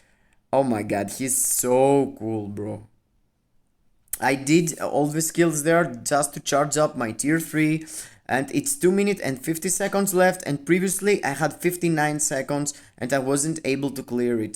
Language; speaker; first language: English; non-native, fluent; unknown